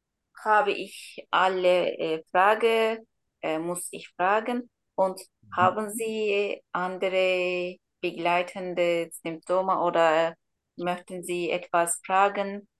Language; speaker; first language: German; non-native, learner; Turkish